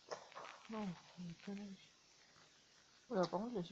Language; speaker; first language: French; native; French